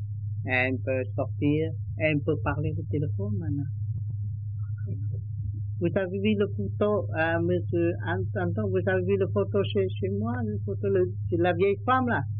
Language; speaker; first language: French; non-native, learner; Vietnamese